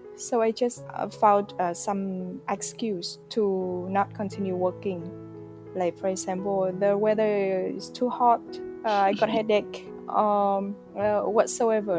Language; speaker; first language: English; non-native, fluent; Vietnamese